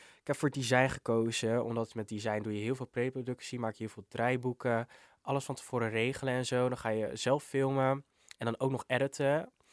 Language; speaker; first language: Dutch; native; Dutch